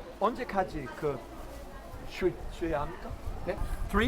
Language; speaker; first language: Korean; non-native, learner; English